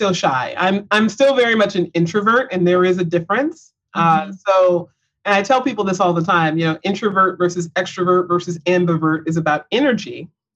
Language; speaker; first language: English; native; English